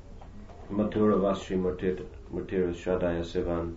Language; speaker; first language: Russian; non-native, fluent; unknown